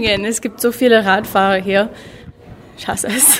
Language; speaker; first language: German; non-native, learner; English